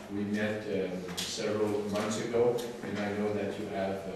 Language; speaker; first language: English; non-native, fluent; French